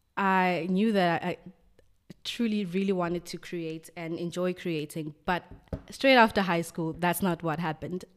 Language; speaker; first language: English; non-native, local second language; Zulu